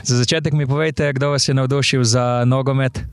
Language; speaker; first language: Slovenian; native; Slovenian